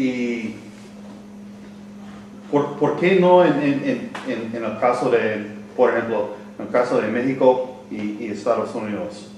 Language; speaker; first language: Spanish; non-native, learner; English